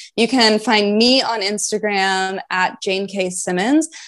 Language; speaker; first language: English; native; English